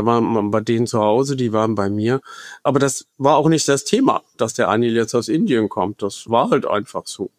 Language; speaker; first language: German; native; German